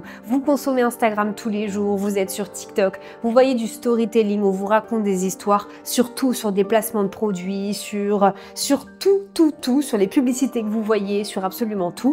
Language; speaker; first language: French; native; French